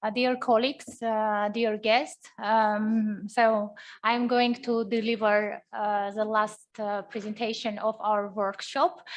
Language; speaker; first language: English; non-native, fluent; Armenian